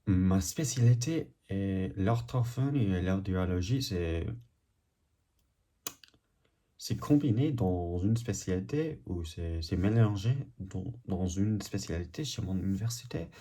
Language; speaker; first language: French; non-native, learner; English